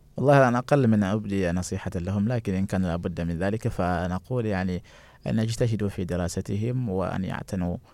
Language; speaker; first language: Arabic; non-native, fluent; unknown